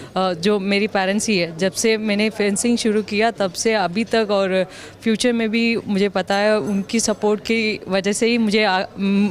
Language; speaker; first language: Hindi; non-native, local second language; Tamil